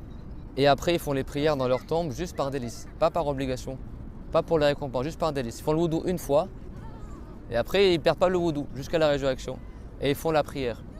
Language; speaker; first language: French; native; French